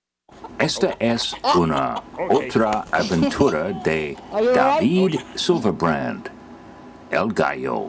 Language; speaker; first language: Spanish; non-native, learner; English